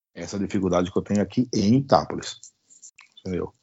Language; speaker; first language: Portuguese; native; Portuguese